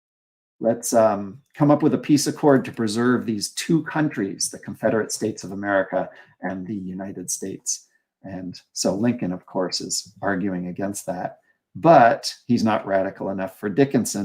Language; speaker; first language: English; native; English